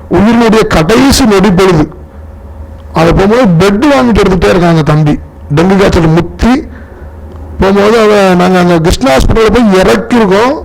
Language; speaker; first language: Tamil; non-native, local second language; Telugu